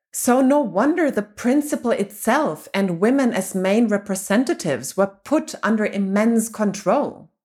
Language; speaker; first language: English; non-native, fluent; German